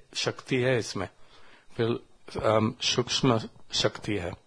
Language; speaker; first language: Hindi; non-native, learner; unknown